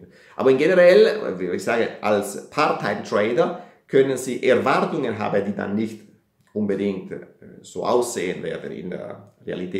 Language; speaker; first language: German; non-native, fluent; Italian